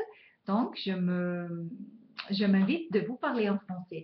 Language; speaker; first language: French; non-native, fluent; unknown